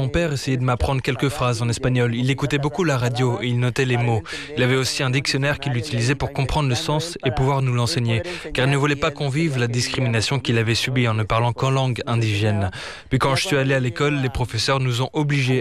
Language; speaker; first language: French; non-native, fluent; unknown